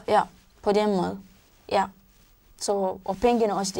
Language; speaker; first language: Danish; non-native, learner; Arabic